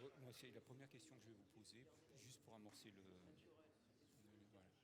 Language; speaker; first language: French; native; French